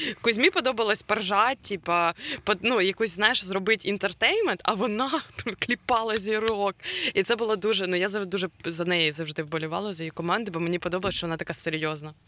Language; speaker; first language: Ukrainian; non-native, local second language; Russian